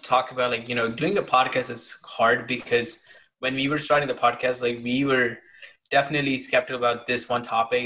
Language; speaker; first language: English; non-native, local second language; Hindi